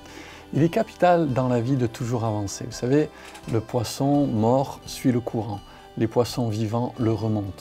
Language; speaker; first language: French; native; French